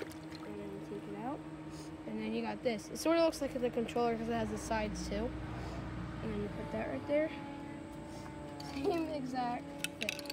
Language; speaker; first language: English; native; English